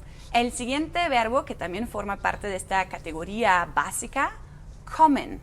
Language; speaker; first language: Spanish; non-native, fluent; German